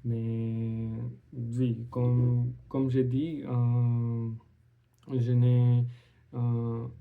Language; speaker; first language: French; non-native, learner; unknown